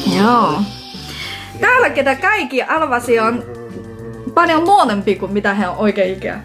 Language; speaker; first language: Finnish; non-native, learner; Chinese